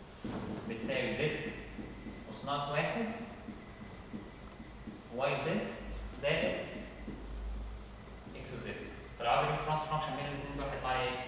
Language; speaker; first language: Arabic; native; Arabic